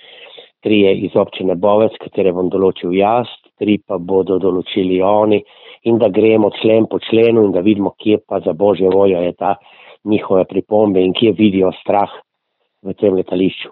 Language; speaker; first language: Slovenian; native; Slovenian